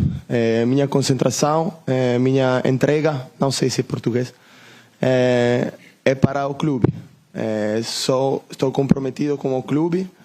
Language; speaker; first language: Portuguese; non-native, learner; Italian